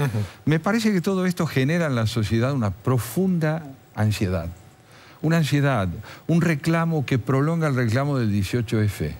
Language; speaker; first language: Spanish; native; Spanish